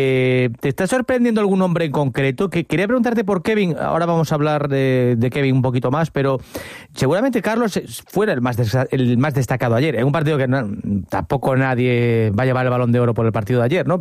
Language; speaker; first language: Spanish; native; Spanish